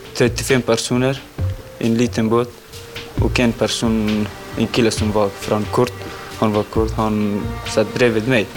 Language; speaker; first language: Swedish; non-native, learner; Pashto